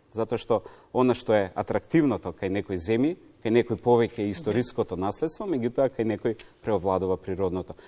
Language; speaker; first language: Macedonian; native; Macedonian